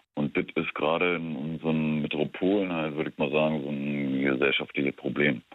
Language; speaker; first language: German; native; German